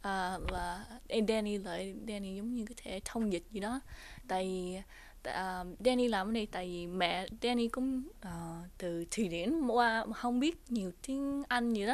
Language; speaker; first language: Vietnamese; early bilingual, heritage; Vietnamese